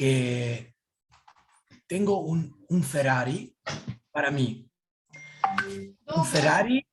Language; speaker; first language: Spanish; non-native, learner; Italian